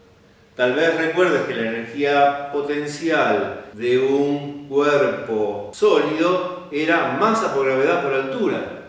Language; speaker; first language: Spanish; native; Spanish